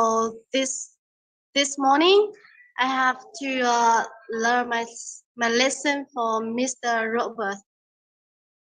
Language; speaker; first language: English; non-native, learner; Vietnamese